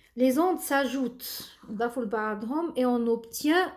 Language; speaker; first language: French; non-native, local second language; Arabic